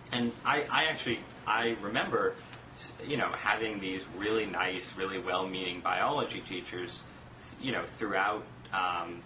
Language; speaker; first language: English; native; English